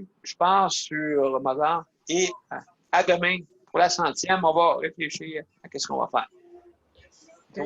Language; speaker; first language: French; native; French